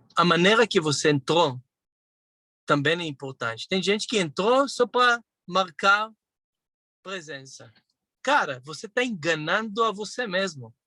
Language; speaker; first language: Portuguese; non-native, fluent; Hebrew